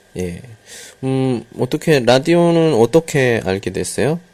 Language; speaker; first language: Korean; native; Korean